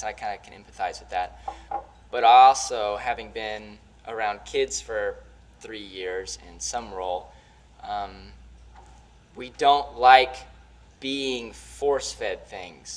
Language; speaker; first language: English; native; English